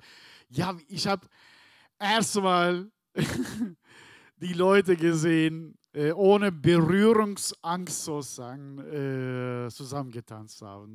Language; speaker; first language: German; non-native, learner; Turkish